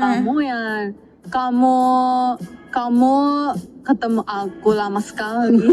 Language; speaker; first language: Indonesian; non-native, learner; Japanese